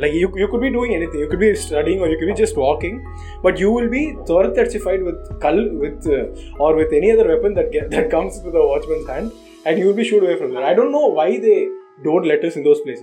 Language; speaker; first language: English; non-native, local second language; Tamil